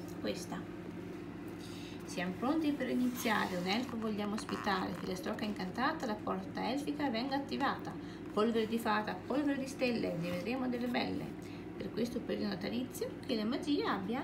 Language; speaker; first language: Italian; native; Italian